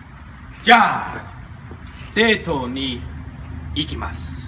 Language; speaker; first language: Japanese; non-native, learner; English